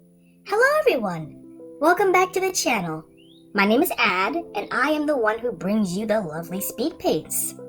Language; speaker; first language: English; native; English